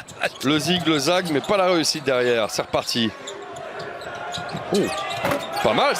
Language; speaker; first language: French; native; French